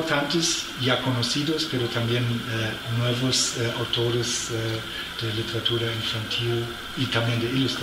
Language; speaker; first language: Spanish; non-native, fluent; German